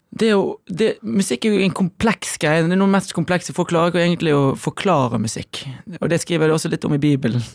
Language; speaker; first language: Norwegian; native; Norwegian